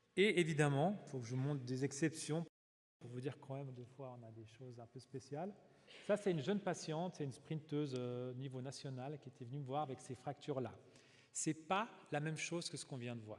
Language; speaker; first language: French; native; French